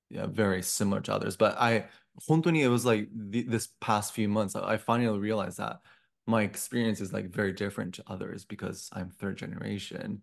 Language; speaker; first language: English; non-native, fluent; Japanese